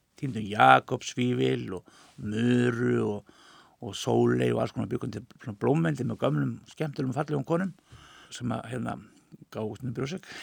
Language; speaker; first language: Icelandic; native; Icelandic